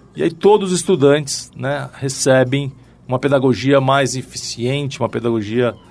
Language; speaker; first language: Portuguese; native; Portuguese